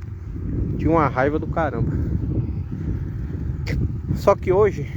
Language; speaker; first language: Portuguese; native; Portuguese